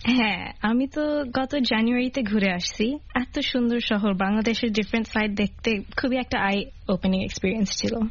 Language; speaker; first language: Bangla; early bilingual, heritage; Bangla